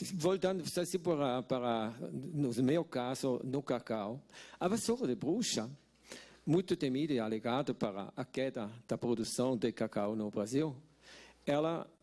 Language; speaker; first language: Portuguese; non-native, fluent; Swiss German